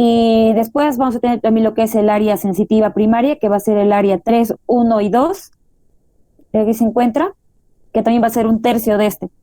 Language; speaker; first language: Spanish; native; Spanish